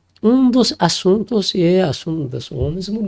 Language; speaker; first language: Portuguese; non-native, learner; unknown